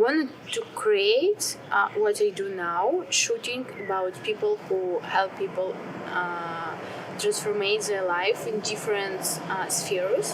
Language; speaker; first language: English; non-native, learner; Russian